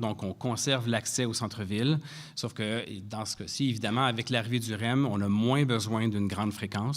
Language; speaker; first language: French; native; French